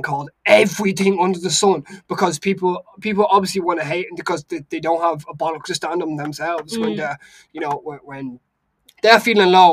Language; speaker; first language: English; native; English